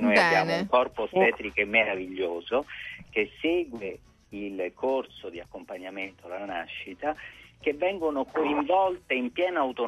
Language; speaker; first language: Italian; native; Italian